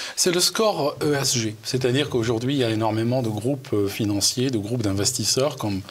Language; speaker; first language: French; non-native, local second language; Arabic